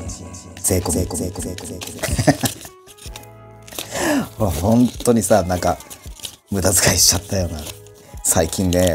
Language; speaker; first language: Japanese; native; Japanese